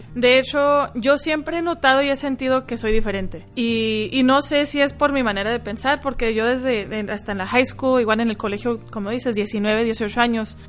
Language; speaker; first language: Spanish; early bilingual, heritage; Spanish